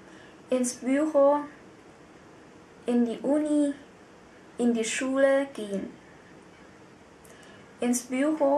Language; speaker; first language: German; non-native, fluent; Vietnamese